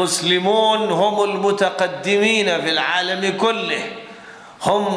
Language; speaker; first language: Arabic; non-native, fluent; Urdu